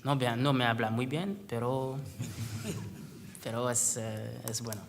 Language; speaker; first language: Spanish; non-native, learner; French